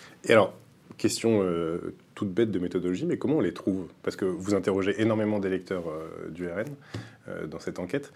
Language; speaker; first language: French; native; French